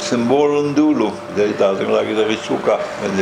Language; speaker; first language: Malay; non-native, fluent; Dutch